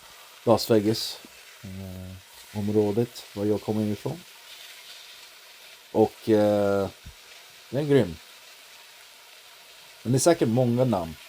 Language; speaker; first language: Swedish; non-native, learner; English